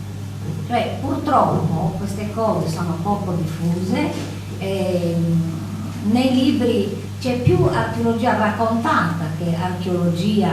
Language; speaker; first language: Italian; native; Italian